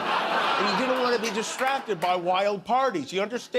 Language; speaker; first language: English; native; English